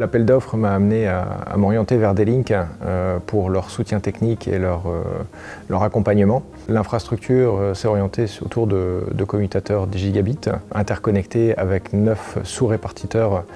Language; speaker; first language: French; native; French